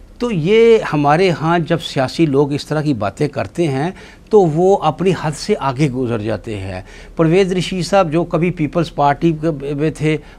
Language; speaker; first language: Hindi; native; Hindi